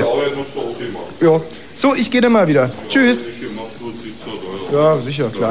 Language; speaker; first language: German; native; German